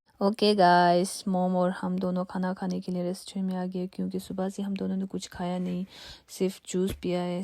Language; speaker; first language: Hindi; non-native, local second language; Tibetan